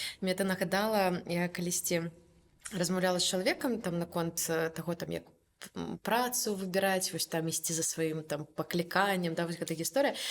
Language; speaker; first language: Belarusian; native; Belarusian